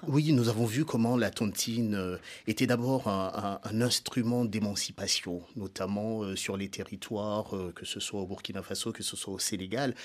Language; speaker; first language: French; non-native, local second language; Mossi